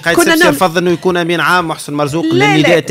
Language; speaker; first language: Arabic; native; Arabic